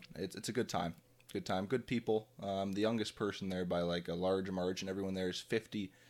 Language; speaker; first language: English; native; English